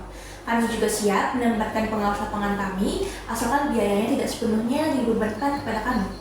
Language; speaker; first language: Indonesian; native; Indonesian